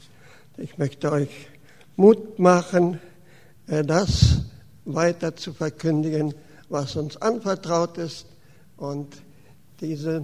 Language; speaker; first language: German; early bilingual, heritage; German